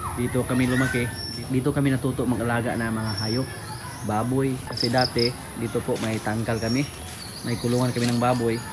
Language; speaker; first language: Filipino; non-native, local second language; Cebuano